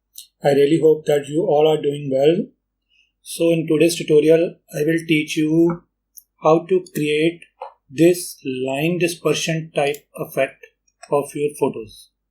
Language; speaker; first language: English; non-native, local second language; Hindi